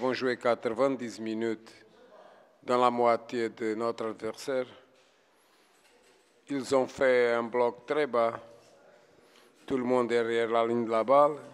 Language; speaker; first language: French; non-native, fluent; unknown